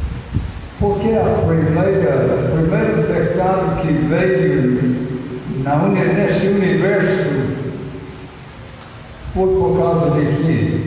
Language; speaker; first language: Portuguese; non-native, fluent; English